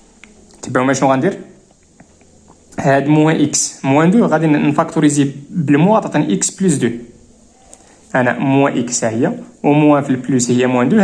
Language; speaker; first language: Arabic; native; Arabic